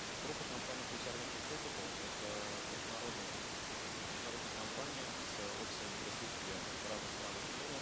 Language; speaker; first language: Russian; native; Russian